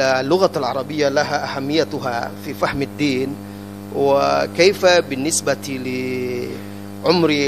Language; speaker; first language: Arabic; non-native, fluent; Indonesian